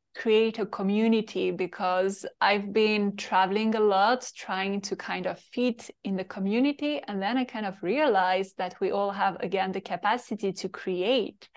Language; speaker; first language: English; non-native, fluent; French